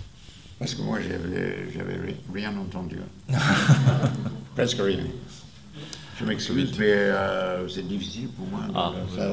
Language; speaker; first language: French; non-native, fluent; English